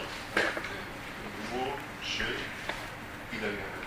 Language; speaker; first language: Chinese; non-native, learner; Italian